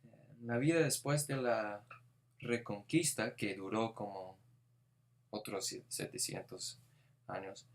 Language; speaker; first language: Spanish; non-native, fluent; English